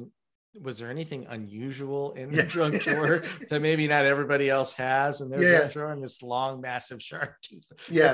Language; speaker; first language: English; native; English